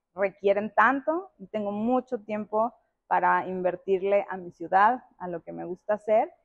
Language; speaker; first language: Spanish; native; Spanish